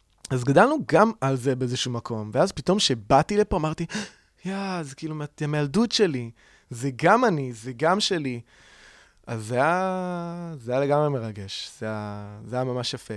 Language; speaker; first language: Hebrew; non-native, fluent; Italian